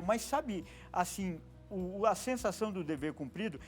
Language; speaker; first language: Portuguese; native; Portuguese